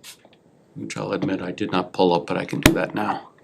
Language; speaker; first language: English; native; English